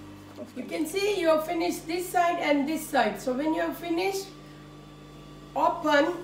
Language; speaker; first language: English; non-native, fluent; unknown